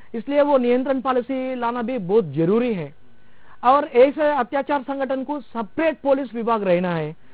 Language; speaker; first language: Hindi; non-native, local second language; Telugu